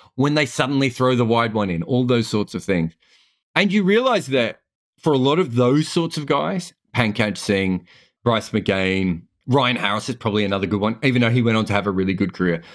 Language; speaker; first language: English; native; English